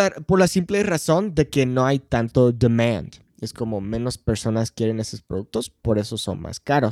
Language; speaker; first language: Spanish; non-native, fluent; English